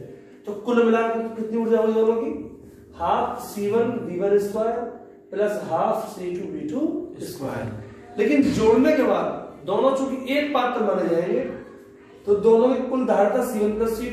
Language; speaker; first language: Hindi; native; Hindi